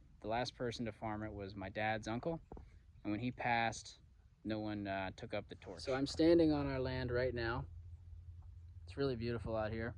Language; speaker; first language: English; native; English